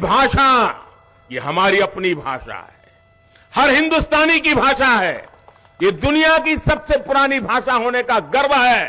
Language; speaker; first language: Hindi; non-native, local second language; Gujarati